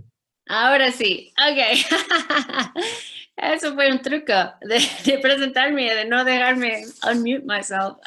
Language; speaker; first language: Spanish; non-native, fluent; English